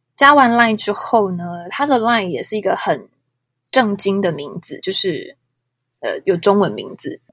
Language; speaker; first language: Chinese; native; Chinese